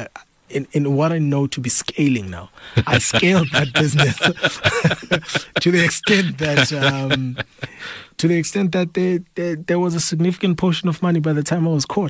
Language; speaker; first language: English; non-native, local second language; North Ndebele